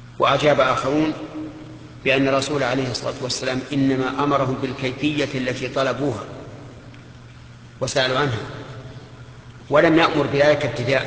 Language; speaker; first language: Arabic; native; Arabic